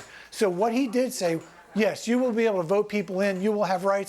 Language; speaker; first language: English; native; English